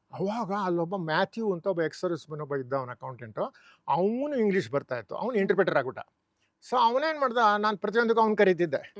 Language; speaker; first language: Kannada; native; Kannada